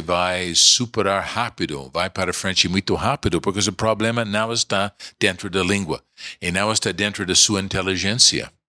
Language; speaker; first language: Portuguese; non-native, fluent; English